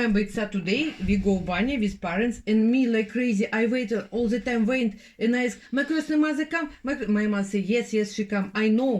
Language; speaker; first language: English; non-native, learner; Russian